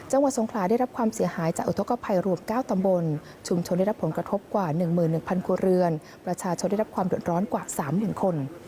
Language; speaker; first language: Thai; native; Thai